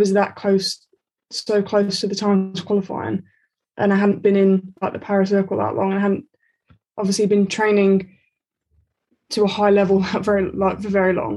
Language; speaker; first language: English; native; English